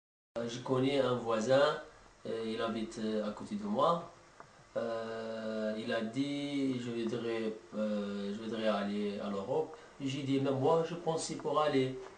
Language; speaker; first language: French; non-native, learner; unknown